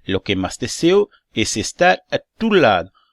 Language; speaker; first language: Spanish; non-native, learner; Portuguese